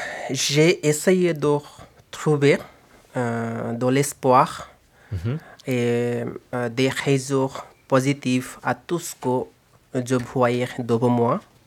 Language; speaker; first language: French; non-native, learner; Bangla